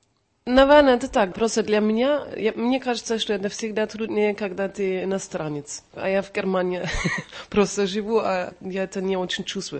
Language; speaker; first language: Russian; non-native, learner; German